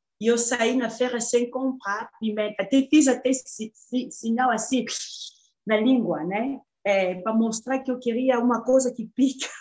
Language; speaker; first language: Portuguese; non-native, fluent; Lingala